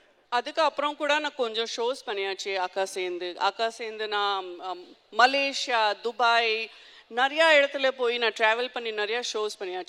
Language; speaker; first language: Tamil; non-native, local second language; Gujarati